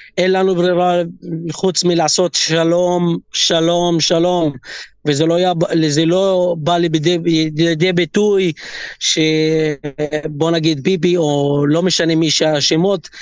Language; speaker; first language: Hebrew; non-native, local second language; Arabic